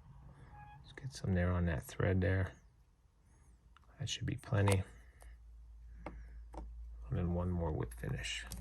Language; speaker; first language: English; native; English